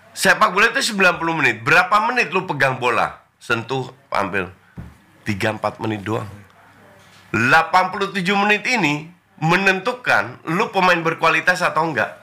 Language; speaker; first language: Indonesian; native; Indonesian